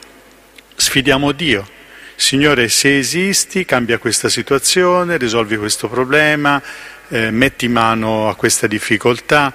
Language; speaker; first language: Italian; native; Italian